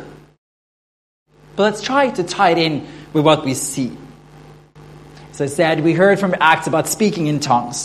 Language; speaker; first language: English; non-native, fluent; Norwegian